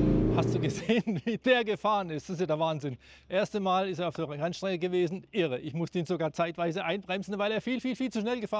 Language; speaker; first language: German; native; German